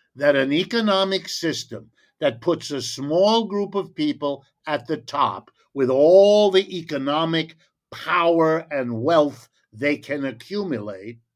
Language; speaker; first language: English; native; English